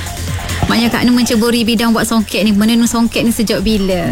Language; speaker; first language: Malay; native; Malay